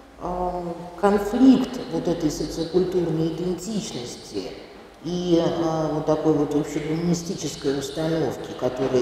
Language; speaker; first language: Russian; native; Russian